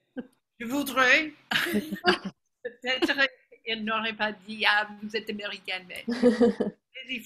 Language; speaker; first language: French; non-native, fluent; English